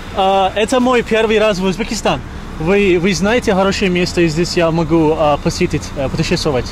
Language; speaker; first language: Russian; non-native, learner; Turkish